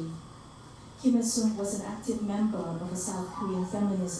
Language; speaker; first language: English; early bilingual, other home language; Korean